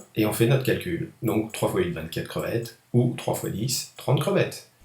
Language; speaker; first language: French; native; French